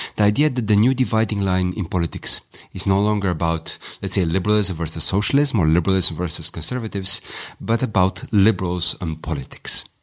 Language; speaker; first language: English; non-native, fluent; Romanian